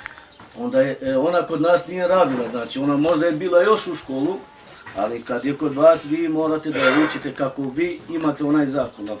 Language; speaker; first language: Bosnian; non-native, local second language; Romany